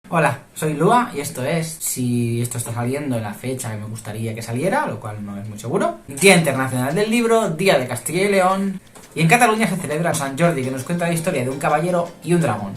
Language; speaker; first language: Spanish; native; Spanish